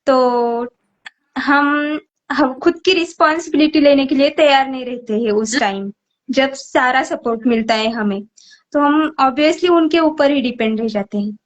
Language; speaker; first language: Hindi; native; Hindi